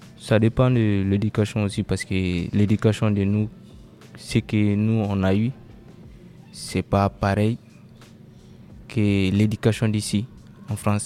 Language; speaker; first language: French; non-native, local second language; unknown